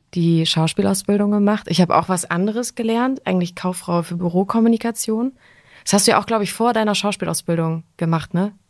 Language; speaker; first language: German; native; German